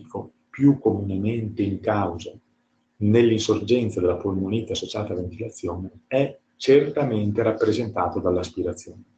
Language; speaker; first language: Italian; native; Italian